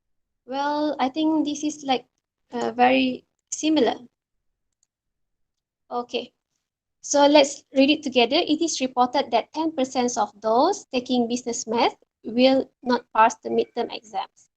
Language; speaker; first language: English; non-native, local second language; Malay